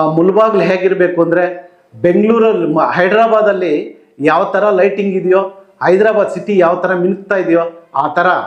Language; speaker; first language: Kannada; native; Kannada